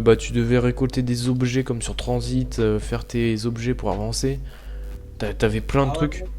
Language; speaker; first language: French; native; French